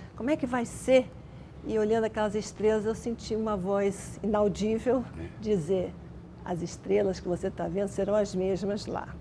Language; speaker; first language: Portuguese; native; Portuguese